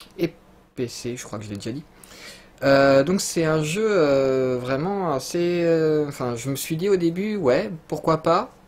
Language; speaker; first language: French; native; French